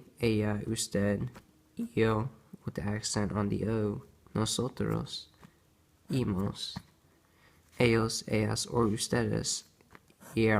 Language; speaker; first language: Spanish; non-native, learner; English